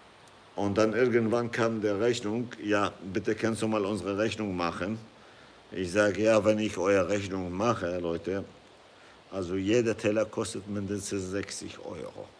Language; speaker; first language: German; non-native, fluent; Kurdish